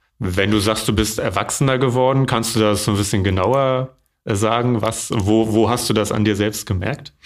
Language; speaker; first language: German; native; German